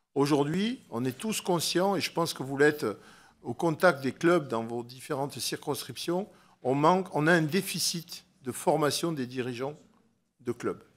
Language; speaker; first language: French; native; French